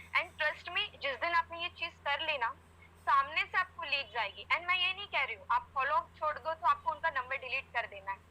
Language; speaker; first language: Hindi; non-native, local second language; Gujarati